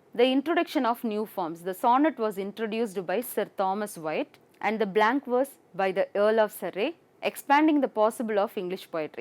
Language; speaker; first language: English; non-native, local second language; Tamil